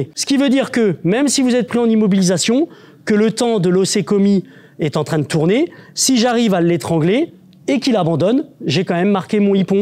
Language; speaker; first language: French; native; French